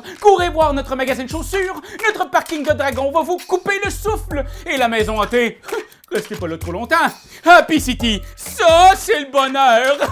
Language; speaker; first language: French; native; French